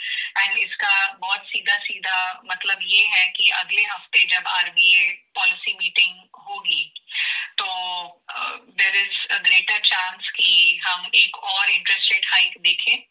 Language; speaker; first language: Hindi; native; Hindi